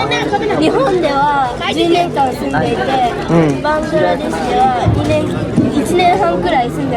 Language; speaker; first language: Japanese; non-native, local second language; Bangla